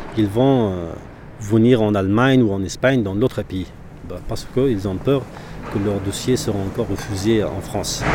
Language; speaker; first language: French; non-native, fluent; Persian